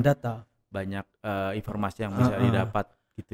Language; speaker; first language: Indonesian; native; Indonesian